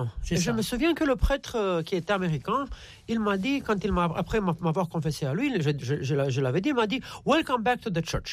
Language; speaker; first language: French; non-native, fluent; Romanian